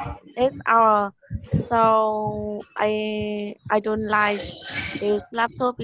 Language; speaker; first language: English; non-native, learner; Vietnamese